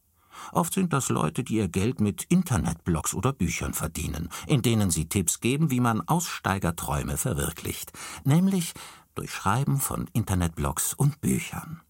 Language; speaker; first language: German; native; German